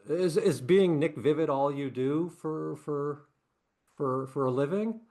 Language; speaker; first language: English; native; English